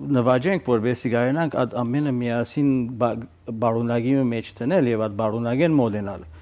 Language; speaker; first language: Armenian; early bilingual, heritage; Armenian